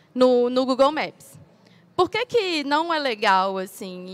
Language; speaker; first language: Portuguese; native; Portuguese